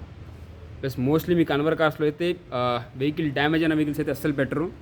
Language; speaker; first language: Telugu; native; Telugu